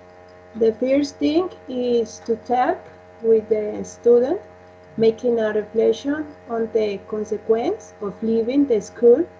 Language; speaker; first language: English; non-native, learner; Spanish